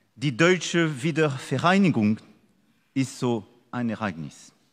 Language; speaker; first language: German; non-native, learner; French